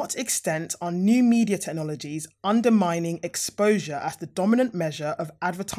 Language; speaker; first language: English; native; English